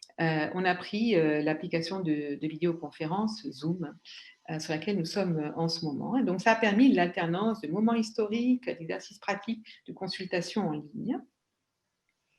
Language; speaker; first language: French; native; French